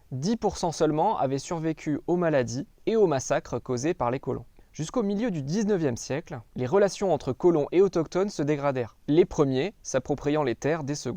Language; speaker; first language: French; native; French